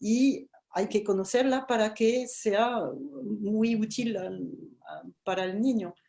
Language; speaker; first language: Spanish; non-native, fluent; French